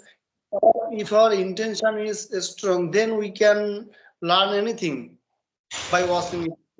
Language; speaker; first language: English; non-native, learner; Bangla